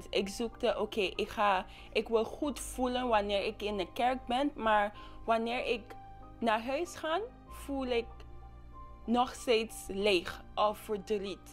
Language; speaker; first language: Dutch; non-native, local second language; English